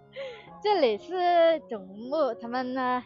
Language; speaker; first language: Chinese; non-native, fluent; Vietnamese